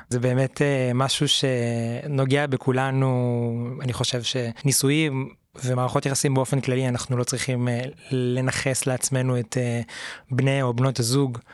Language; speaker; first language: Hebrew; native; Hebrew